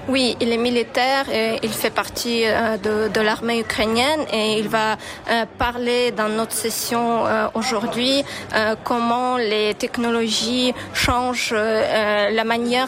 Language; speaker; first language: French; non-native, fluent; Ukrainian